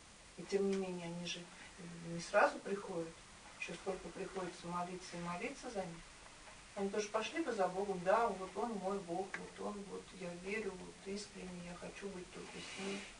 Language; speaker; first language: Russian; native; Russian